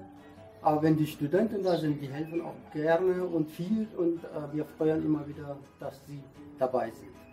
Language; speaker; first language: German; non-native, learner; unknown